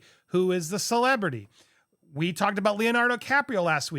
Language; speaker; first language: English; native; English